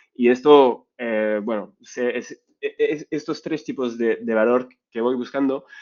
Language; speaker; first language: Spanish; non-native, fluent; French